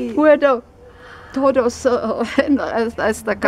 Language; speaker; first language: Spanish; non-native, learner; English